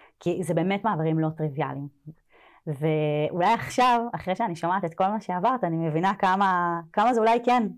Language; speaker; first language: Hebrew; native; Hebrew